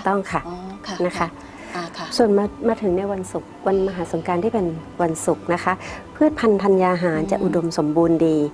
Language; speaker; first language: Thai; native; Thai